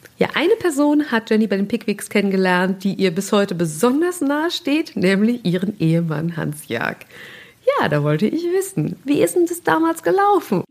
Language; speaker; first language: German; native; German